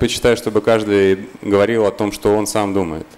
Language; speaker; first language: Russian; native; Russian